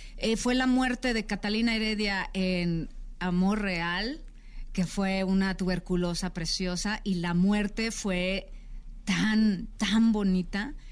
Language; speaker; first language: Spanish; native; Spanish